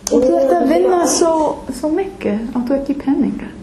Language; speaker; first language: Icelandic; non-native, learner; English